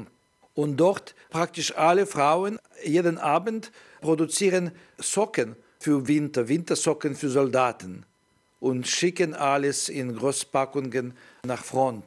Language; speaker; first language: German; non-native, learner; Ukrainian